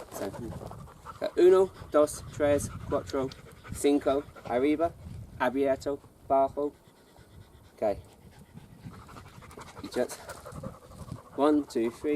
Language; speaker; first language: Spanish; non-native, learner; English